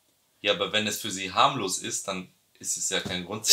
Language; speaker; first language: German; early bilingual, other home language; Albanian